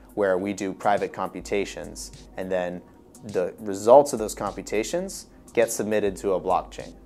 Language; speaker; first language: English; native; English